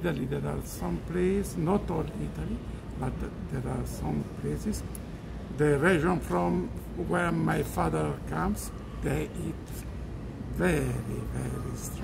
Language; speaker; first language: English; non-native, learner; Italian